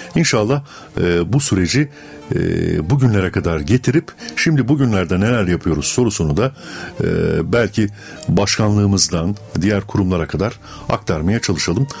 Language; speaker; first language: Turkish; native; Turkish